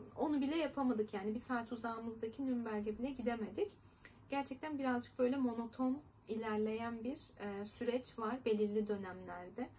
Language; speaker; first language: Turkish; native; Turkish